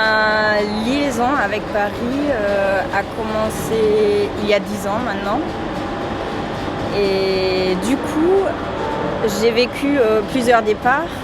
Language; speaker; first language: French; non-native, fluent; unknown